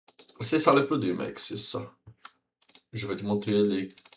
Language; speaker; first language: French; non-native, learner; Portuguese